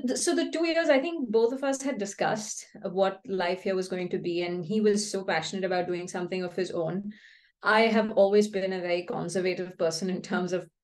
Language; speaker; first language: English; non-native, local second language; Kannada